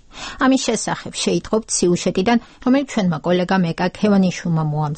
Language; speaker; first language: Georgian; native; Georgian